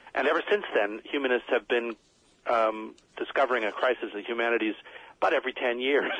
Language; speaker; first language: English; native; English